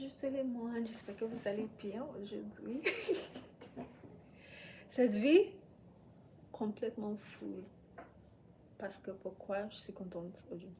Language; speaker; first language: French; non-native, learner; English